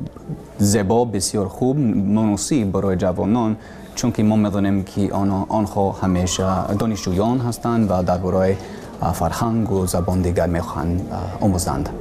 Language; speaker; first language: Persian; non-native, learner; English